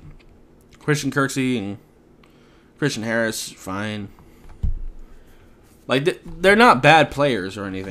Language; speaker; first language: English; native; English